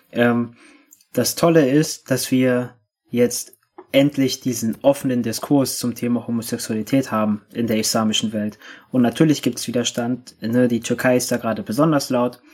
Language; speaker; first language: German; native; German